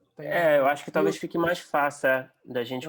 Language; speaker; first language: Portuguese; native; Portuguese